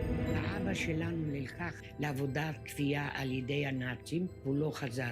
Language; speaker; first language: Hebrew; early bilingual, other home language; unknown